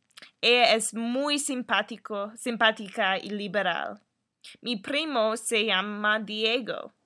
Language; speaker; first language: Spanish; non-native, learner; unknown